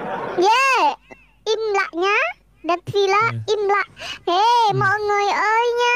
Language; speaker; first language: Vietnamese; non-native, learner; Indonesian